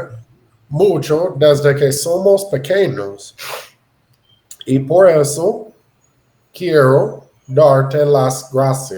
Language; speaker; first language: Spanish; non-native, learner; English